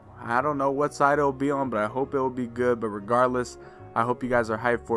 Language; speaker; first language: English; native; English